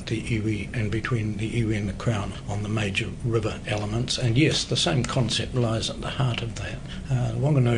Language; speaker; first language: English; native; English